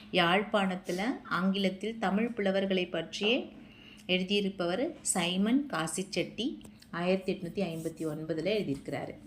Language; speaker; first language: Tamil; native; Tamil